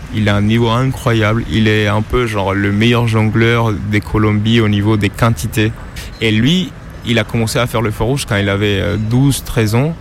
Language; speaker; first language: French; non-native, fluent; Spanish